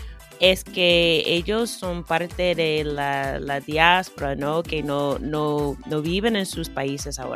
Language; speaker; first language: Spanish; non-native, fluent; English